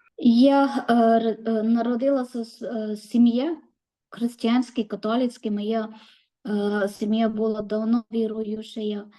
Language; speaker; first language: Ukrainian; non-native, learner; Malayalam